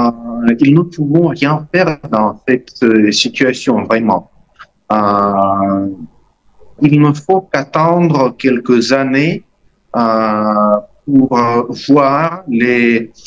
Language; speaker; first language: French; non-native, fluent; Russian